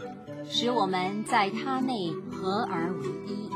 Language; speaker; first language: Chinese; native; Chinese